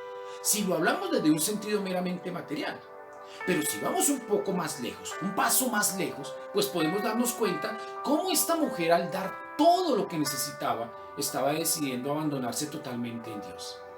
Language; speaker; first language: Spanish; native; Spanish